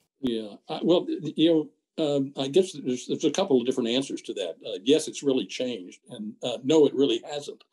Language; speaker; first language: English; native; English